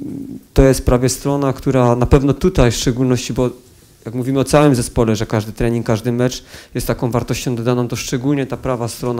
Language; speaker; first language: Polish; native; Polish